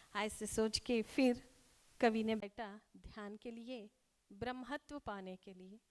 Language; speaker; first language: Hindi; non-native, local second language; Kannada